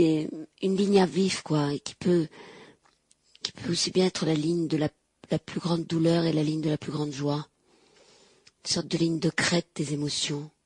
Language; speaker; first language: French; native; French